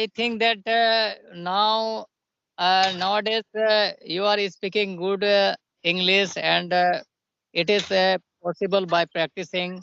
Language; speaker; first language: English; non-native, learner; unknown